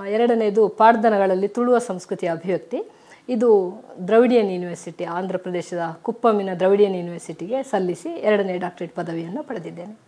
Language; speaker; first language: Kannada; native; Kannada